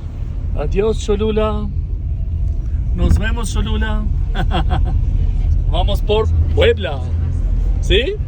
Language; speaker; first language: Spanish; non-native, learner; Albanian